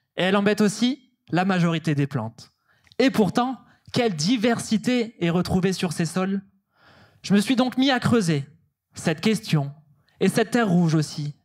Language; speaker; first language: French; native; French